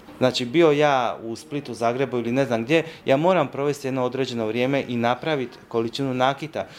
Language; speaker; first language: Croatian; native; Croatian